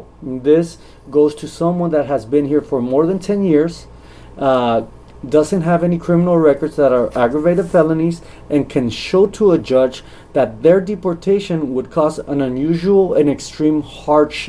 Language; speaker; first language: English; native; English